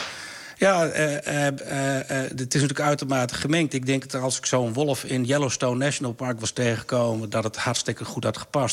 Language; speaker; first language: Dutch; native; Dutch